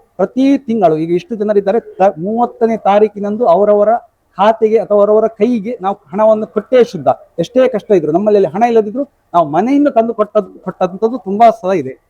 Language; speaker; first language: Kannada; non-native, local second language; Konkani